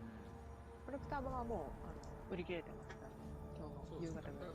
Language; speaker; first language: Japanese; native; Japanese